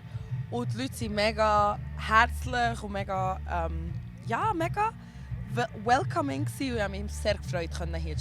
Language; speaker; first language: German; early bilingual, other home language; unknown